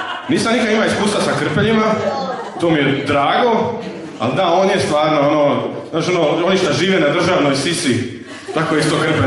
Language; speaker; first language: Croatian; native; Croatian